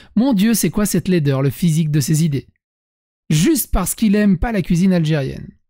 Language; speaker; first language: French; native; French